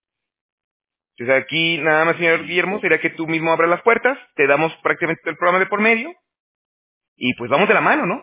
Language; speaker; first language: Spanish; native; Spanish